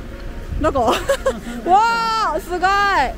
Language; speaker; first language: Japanese; non-native, fluent; Thai